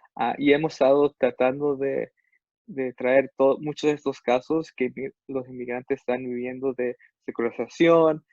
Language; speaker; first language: Spanish; non-native, fluent; English